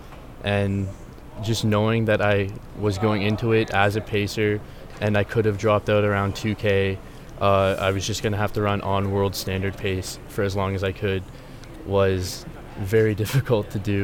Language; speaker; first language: English; native; English